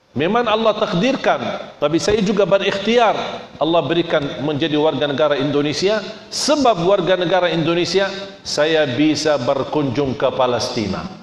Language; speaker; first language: Indonesian; non-native, fluent; Arabic